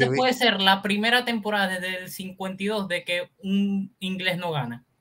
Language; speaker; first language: Spanish; native; Spanish